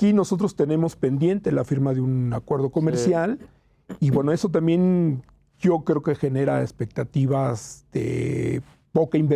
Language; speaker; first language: Spanish; native; Spanish